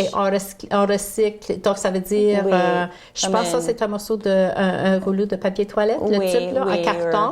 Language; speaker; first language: French; native; French